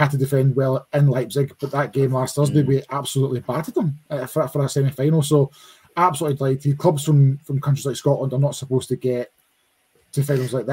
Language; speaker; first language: English; native; English